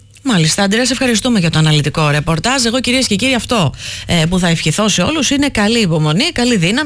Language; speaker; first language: Greek; native; Greek